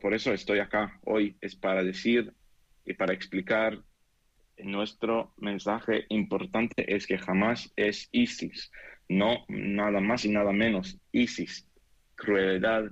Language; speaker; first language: Spanish; non-native, learner; Hebrew